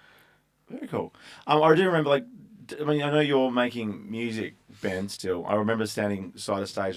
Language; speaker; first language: English; native; English